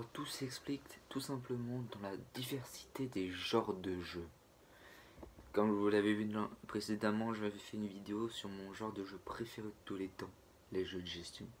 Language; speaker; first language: French; native; French